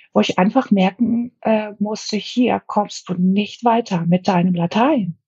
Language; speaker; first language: German; non-native, fluent; Greek